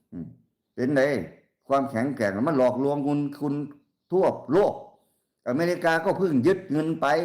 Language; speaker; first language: Thai; non-native, local second language; Lao